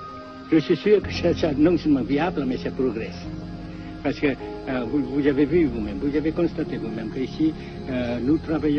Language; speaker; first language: French; non-native, local second language; Vietnamese